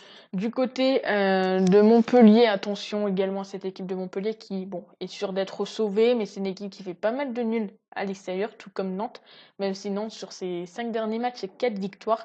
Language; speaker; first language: French; native; French